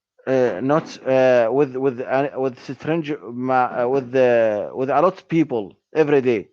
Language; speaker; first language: English; non-native, learner; Arabic